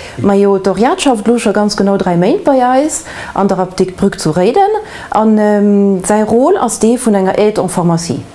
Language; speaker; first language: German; non-native, local second language; Luxembourgish